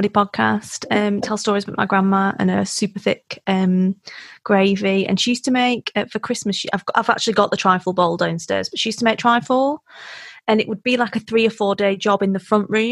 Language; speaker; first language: English; native; English